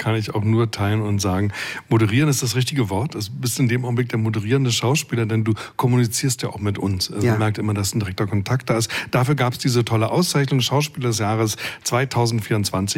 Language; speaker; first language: German; native; German